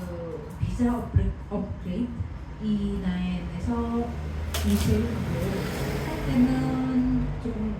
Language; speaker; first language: Korean; non-native, fluent; Nepali